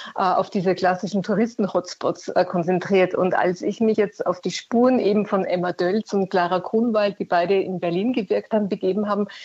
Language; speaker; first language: German; native; German